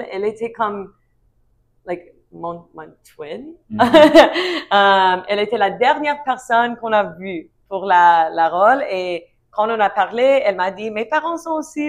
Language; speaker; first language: French; non-native, learner; English